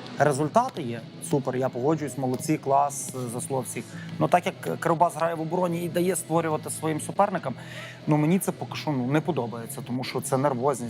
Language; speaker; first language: Ukrainian; native; Ukrainian